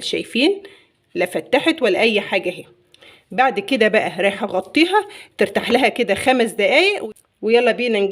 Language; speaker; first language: Arabic; native; Arabic